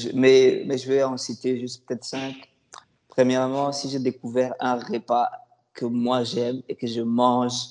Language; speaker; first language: French; non-native, local second language; Lingala